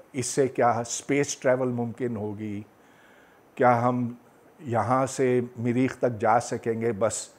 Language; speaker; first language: Urdu; native; Urdu